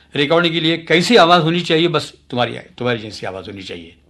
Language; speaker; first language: Hindi; non-native, local second language; Marathi